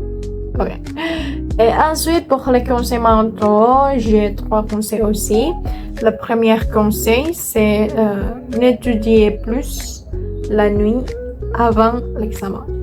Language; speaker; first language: French; non-native, learner; Indonesian